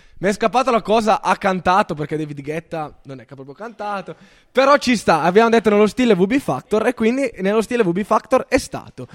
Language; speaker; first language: Italian; native; Italian